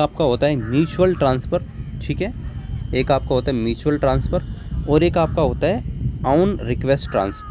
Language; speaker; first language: Hindi; native; Hindi